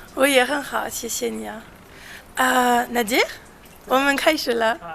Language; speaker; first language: Chinese; non-native, learner; French